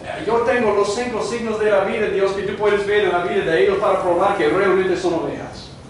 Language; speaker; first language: Spanish; non-native, fluent; English